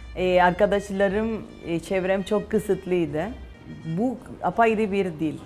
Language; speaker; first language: Turkish; non-native, fluent; Spanish